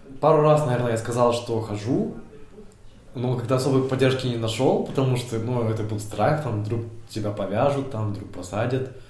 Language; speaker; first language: Russian; native; Russian